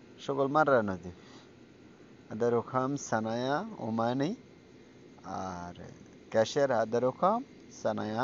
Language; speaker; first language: Arabic; non-native, learner; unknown